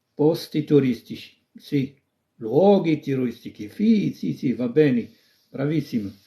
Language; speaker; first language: Italian; non-native, fluent; Arabic